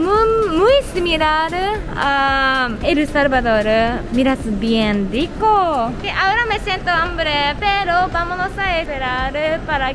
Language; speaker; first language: Spanish; non-native, learner; Japanese